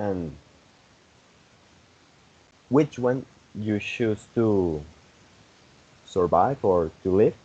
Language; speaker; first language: English; non-native, fluent; Spanish